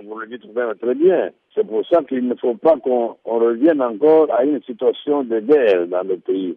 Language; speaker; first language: French; non-native, local second language; Lingala